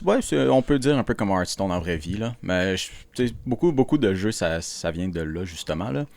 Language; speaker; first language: French; native; French